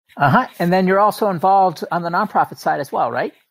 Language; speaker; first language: English; native; English